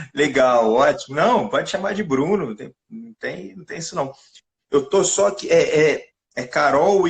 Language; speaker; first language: Portuguese; native; Portuguese